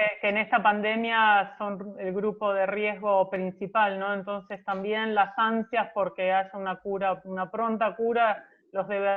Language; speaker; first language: Spanish; native; Spanish